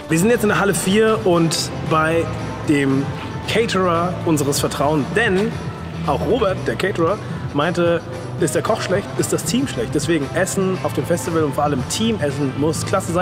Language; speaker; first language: German; native; German